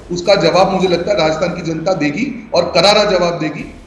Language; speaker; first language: Hindi; non-native, local second language; Gujarati